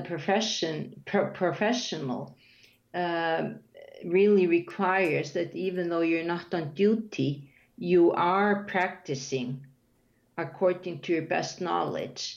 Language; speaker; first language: English; non-native, fluent; Icelandic